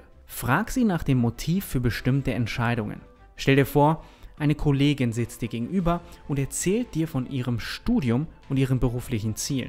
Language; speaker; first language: German; native; German